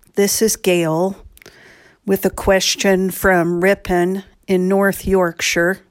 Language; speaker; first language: English; native; English